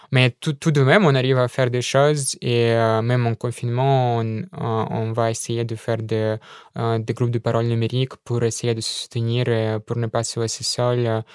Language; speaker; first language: French; non-native, fluent; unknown